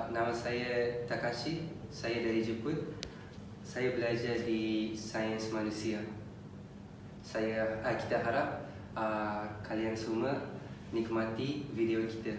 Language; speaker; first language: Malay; non-native, learner; Japanese